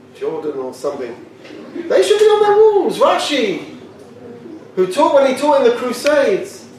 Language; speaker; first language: English; native; English